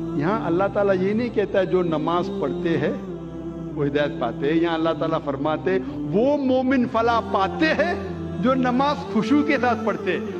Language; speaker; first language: Urdu; non-native, local second language; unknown